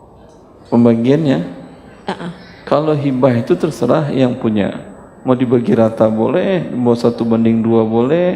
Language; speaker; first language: Indonesian; native; Indonesian